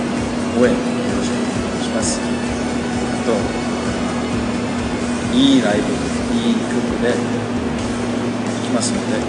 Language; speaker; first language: Japanese; non-native, fluent; Korean